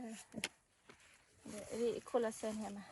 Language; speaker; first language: Swedish; non-native, learner; Thai